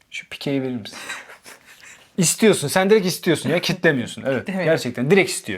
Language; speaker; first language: Turkish; non-native, fluent; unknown